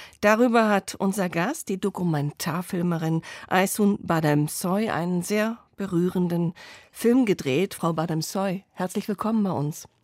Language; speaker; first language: German; native; German